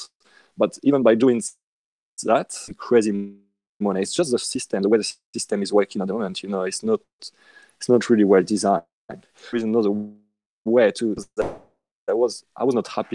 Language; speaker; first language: English; non-native, fluent; French